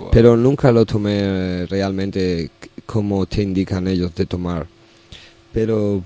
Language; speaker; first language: Spanish; non-native, learner; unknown